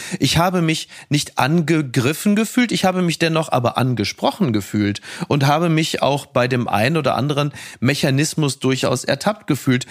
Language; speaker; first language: German; native; German